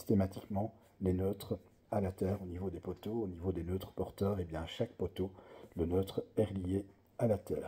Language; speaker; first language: French; native; French